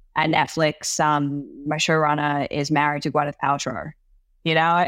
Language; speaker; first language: English; non-native, local second language; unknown